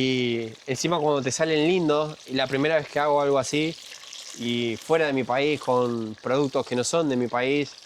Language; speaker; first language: Spanish; native; Spanish